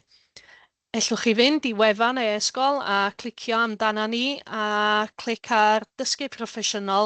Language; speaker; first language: Welsh; native; Welsh